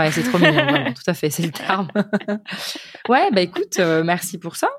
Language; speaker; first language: French; native; French